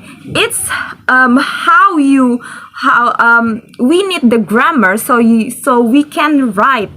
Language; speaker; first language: English; non-native, learner; Indonesian